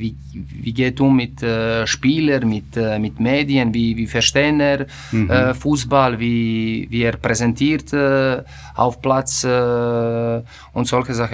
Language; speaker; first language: German; non-native, fluent; Croatian